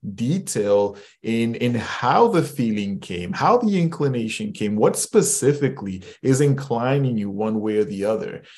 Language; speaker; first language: English; early bilingual, other home language; Spanish